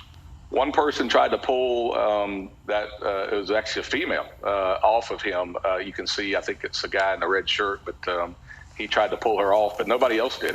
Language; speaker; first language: English; native; English